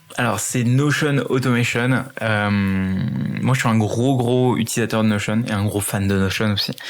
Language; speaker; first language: French; early bilingual, other home language; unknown